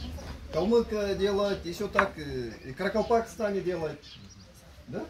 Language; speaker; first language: Russian; non-native, learner; Kyrgyz